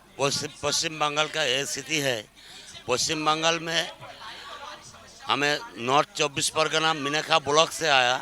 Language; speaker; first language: Hindi; non-native, local second language; Bangla